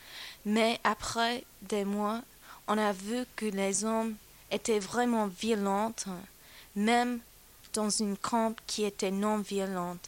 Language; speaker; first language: French; non-native, fluent; English